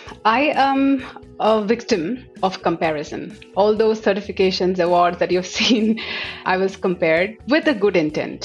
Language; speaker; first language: English; non-native, local second language; Assamese